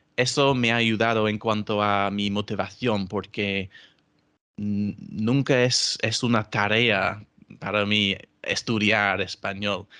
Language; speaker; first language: Spanish; non-native, fluent; English